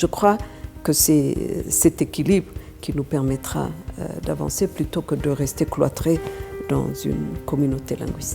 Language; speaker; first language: French; non-native, fluent; Amharic